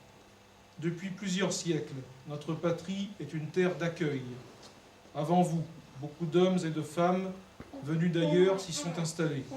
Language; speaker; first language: French; native; French